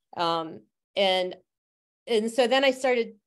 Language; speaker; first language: English; native; English